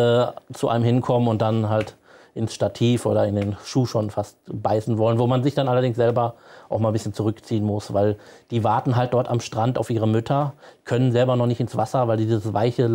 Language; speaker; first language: German; native; German